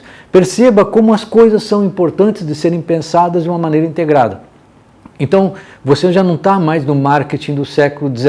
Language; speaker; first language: Portuguese; native; Portuguese